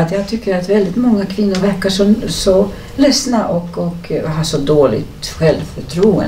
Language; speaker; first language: Swedish; native; Swedish